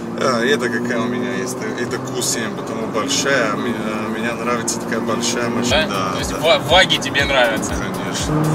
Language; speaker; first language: Russian; non-native, learner; Bulgarian